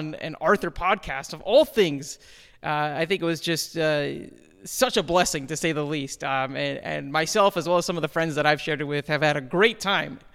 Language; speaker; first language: English; early bilingual, other home language; Hindi